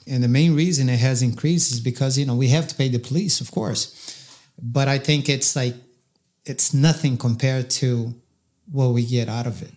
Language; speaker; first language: English; non-native, fluent; Portuguese